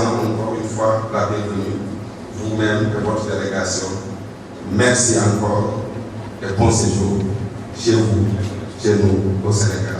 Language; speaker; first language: French; non-native, local second language; Wolof